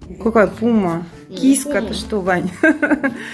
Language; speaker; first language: Russian; native; Russian